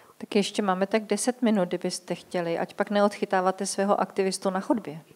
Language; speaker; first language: Czech; native; Czech